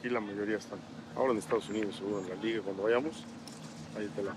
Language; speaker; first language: Spanish; native; Spanish